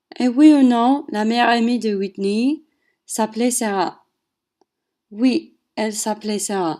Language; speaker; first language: French; non-native, learner; English